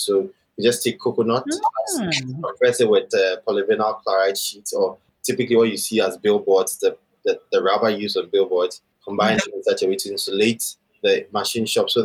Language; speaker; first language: English; non-native, local second language; Akan